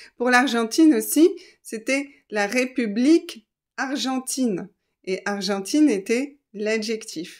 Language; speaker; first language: French; native; French